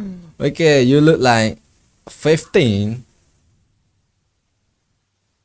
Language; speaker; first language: English; non-native, learner; Indonesian